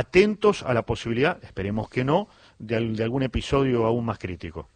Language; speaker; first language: Spanish; native; Spanish